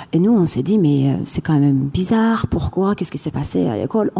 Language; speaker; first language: French; non-native, fluent; Persian